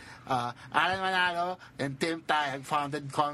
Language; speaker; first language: English; non-native, local second language; Filipino